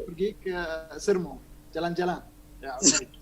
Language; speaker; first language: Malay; non-native, learner; Arabic